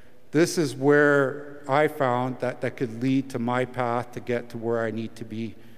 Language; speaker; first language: English; early bilingual, other home language; French